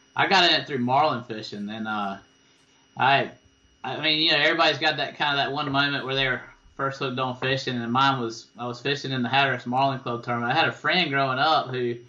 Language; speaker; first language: English; native; English